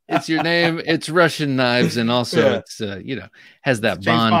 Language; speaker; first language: English; native; English